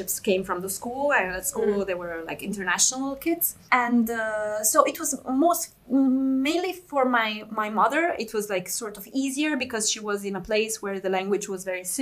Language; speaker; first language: English; non-native, fluent; Italian